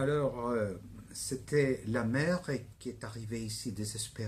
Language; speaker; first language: French; non-native, fluent; Greek